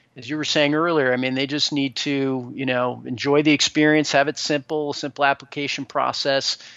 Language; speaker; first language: English; native; English